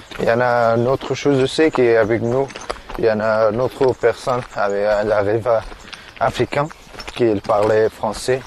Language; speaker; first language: French; non-native, learner; Persian